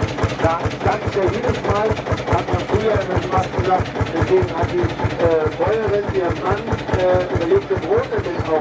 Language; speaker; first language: German; native; German